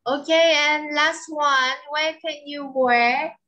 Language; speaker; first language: English; non-native, fluent; Vietnamese